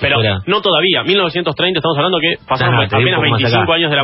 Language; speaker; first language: Spanish; native; Spanish